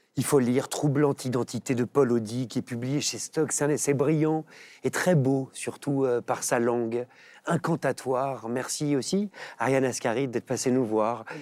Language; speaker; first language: French; native; French